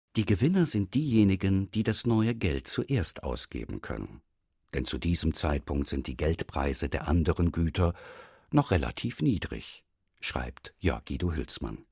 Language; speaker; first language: German; native; German